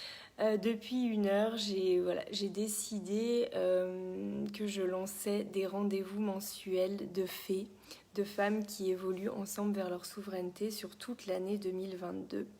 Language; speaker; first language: French; native; French